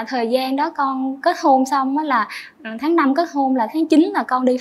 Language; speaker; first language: Vietnamese; native; Vietnamese